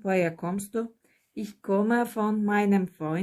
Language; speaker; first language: German; non-native, fluent; Turkish